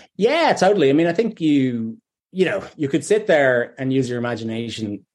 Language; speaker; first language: English; native; English